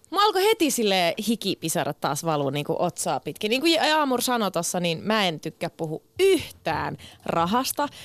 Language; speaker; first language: Finnish; early bilingual, other home language; Turkish